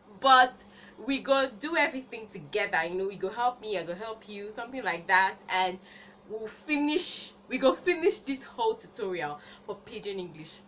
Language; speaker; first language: Nigerian Pidgin; non-native, local second language; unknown